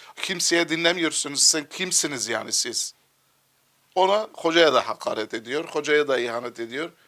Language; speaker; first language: Turkish; non-native, fluent; Arabic